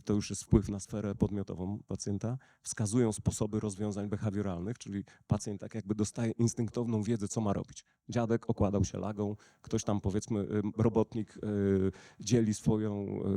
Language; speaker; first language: Polish; native; Polish